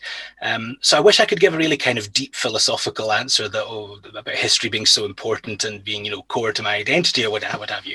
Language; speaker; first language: English; native; English